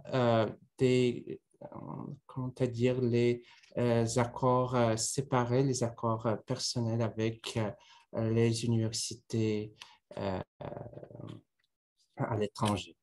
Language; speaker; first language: French; non-native, fluent; Russian